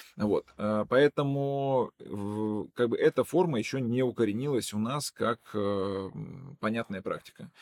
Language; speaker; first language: Russian; non-native, local second language; Udmurt